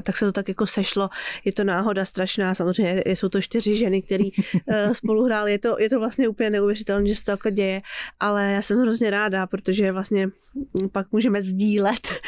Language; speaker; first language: Czech; native; Czech